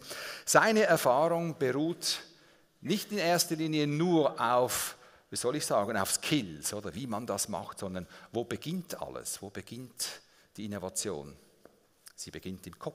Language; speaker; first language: German; native; German